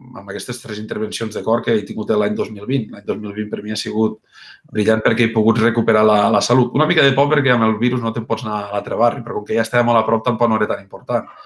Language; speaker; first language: Catalan; native; Catalan